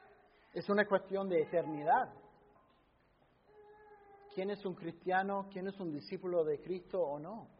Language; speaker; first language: Spanish; non-native, fluent; English